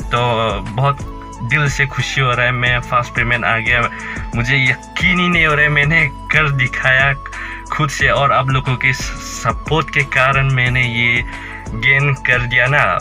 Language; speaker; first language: Hindi; non-native, learner; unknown